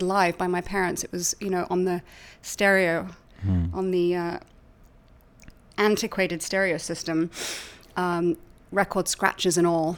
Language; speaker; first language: English; native; English